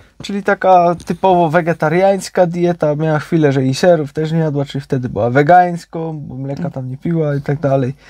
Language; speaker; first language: Polish; native; Polish